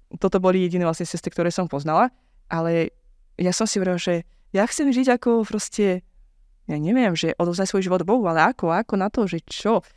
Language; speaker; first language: Slovak; non-native, fluent; Azerbaijani